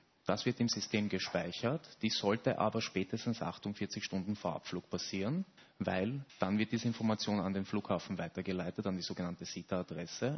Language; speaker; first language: German; native; German